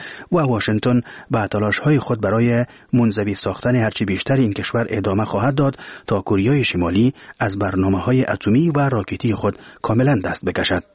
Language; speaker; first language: Persian; native; Persian